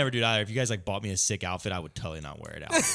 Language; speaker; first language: English; native; English